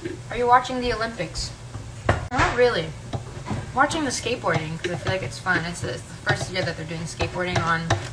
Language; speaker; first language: English; early bilingual, other home language; Italian